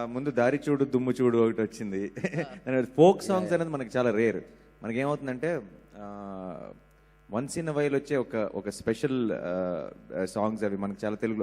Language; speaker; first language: Telugu; native; Telugu